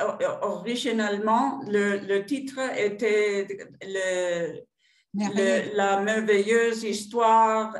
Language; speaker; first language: French; non-native, fluent; Spanish